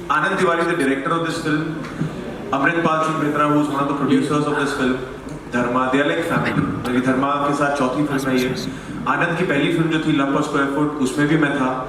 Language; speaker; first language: Hindi; native; Hindi